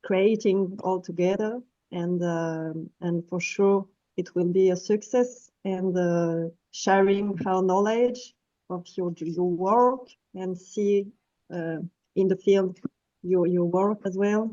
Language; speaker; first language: English; non-native, fluent; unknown